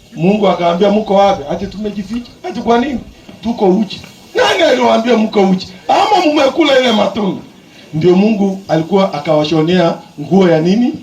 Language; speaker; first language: Swahili; non-native, local second language; Kalenjin